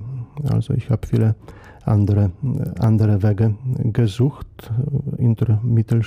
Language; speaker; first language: German; non-native, fluent; Polish